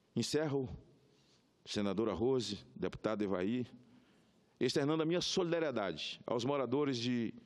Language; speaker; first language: Portuguese; native; Portuguese